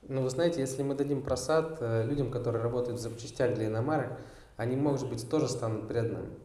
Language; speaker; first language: Russian; native; Russian